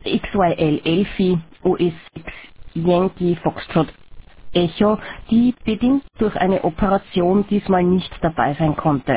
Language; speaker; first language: German; native; German